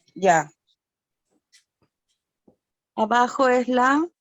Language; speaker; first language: Spanish; native; Spanish